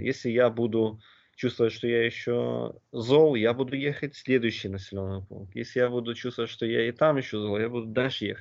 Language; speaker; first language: Russian; native; Russian